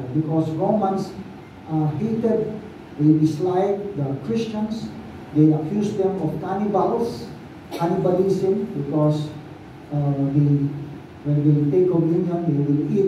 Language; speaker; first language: English; non-native, local second language; Filipino